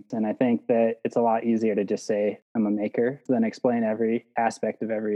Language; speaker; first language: English; native; English